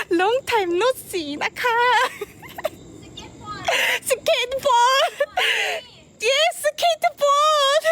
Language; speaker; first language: Thai; non-native, learner; Korean